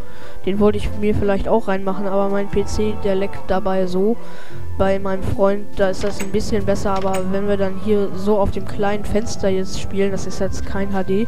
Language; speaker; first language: German; native; German